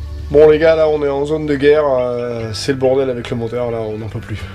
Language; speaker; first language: French; native; French